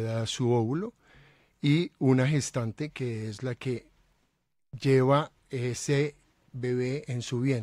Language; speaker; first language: Spanish; native; Spanish